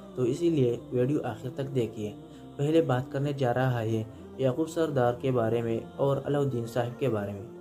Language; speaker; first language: Urdu; non-native, local second language; Pashto